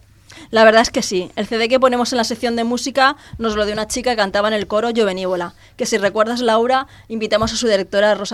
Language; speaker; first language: Spanish; native; Spanish